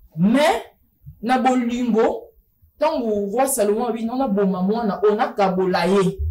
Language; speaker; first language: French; non-native, local second language; Lingala